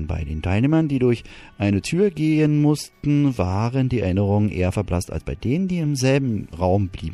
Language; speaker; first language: German; native; German